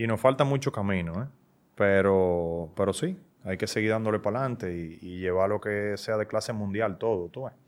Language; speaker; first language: Spanish; native; Spanish